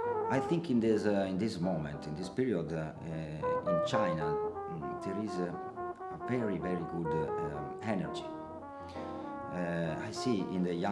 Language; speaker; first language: English; non-native, learner; Italian